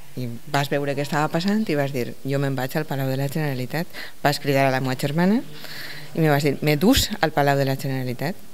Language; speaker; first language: Catalan; native; Catalan